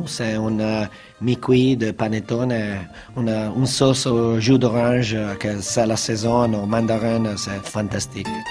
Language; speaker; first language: French; non-native, fluent; Italian